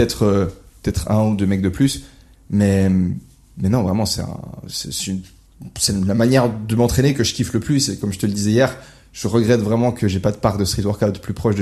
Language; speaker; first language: French; native; French